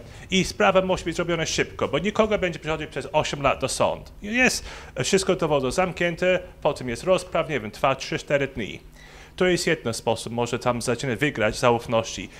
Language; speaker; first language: Polish; early bilingual, heritage; English